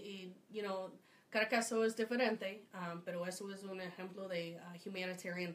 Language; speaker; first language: Spanish; non-native, fluent; English